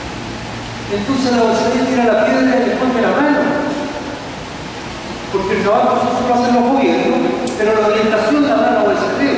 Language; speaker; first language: Spanish; native; Spanish